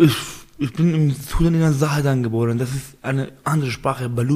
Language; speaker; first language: German; non-native, learner; Persian